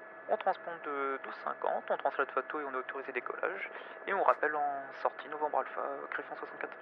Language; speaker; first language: French; native; French